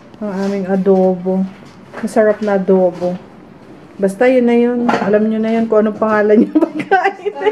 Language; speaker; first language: Filipino; native; Filipino